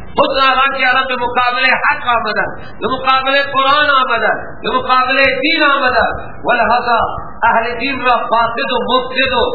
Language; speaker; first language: Persian; native; Persian